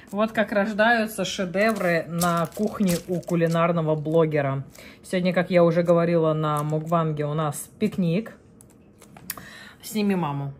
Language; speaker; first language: Russian; native; Russian